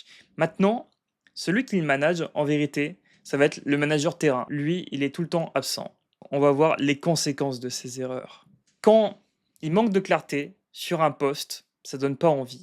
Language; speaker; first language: French; native; French